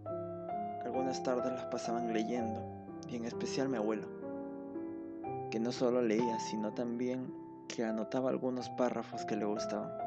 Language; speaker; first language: Spanish; native; Spanish